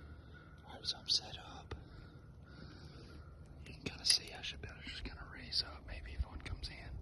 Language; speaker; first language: English; native; English